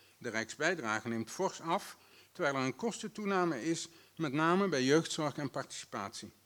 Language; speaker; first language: Dutch; native; Dutch